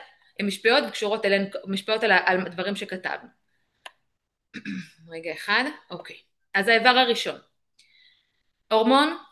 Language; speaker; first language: Hebrew; native; Hebrew